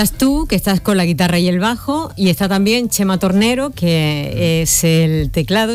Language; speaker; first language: Spanish; native; Spanish